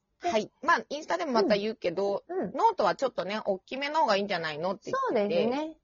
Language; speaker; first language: Japanese; native; Japanese